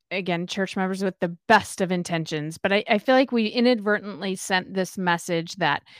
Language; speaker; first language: English; native; English